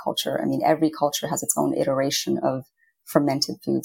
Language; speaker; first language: English; native; English